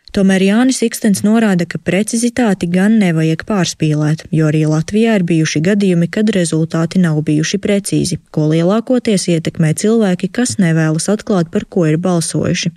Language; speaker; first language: Latvian; native; Latvian